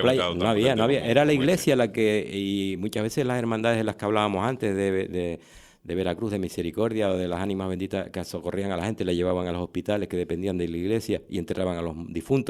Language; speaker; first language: Spanish; native; Spanish